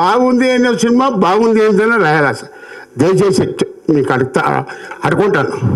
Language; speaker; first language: Telugu; non-native, learner; Kannada